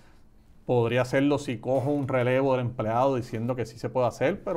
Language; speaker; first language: Spanish; native; Spanish